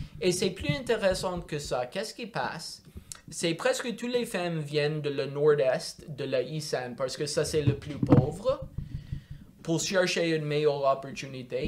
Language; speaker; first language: French; non-native, local second language; English